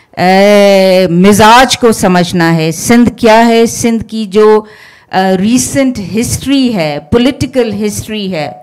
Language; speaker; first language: Urdu; non-native, local second language; Sindhi